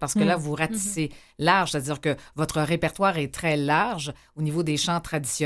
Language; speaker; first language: French; native; French